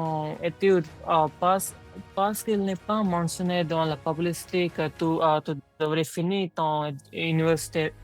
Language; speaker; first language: French; non-native, learner; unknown